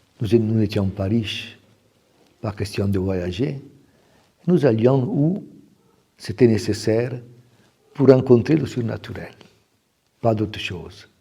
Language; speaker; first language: French; non-native, fluent; Italian